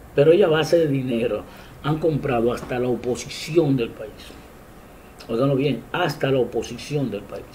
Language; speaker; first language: Spanish; native; Spanish